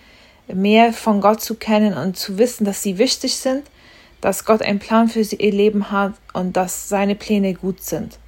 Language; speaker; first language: German; non-native, fluent; Spanish